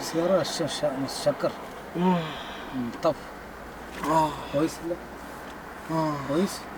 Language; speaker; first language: Arabic; non-native, learner; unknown